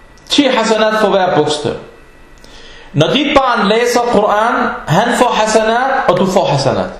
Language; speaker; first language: Danish; non-native, fluent; Arabic